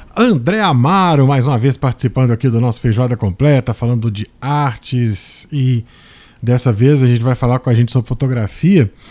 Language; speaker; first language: Portuguese; native; Portuguese